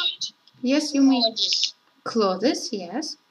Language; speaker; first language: English; non-native, learner; Russian